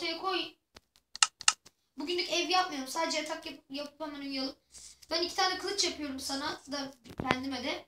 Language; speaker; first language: Turkish; native; Turkish